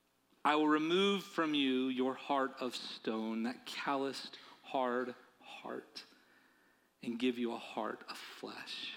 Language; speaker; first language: English; native; English